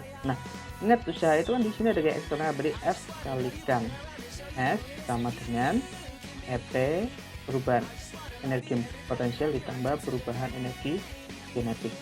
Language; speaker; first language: Indonesian; native; Indonesian